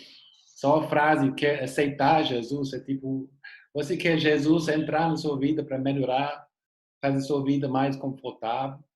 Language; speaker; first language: Portuguese; non-native, fluent; English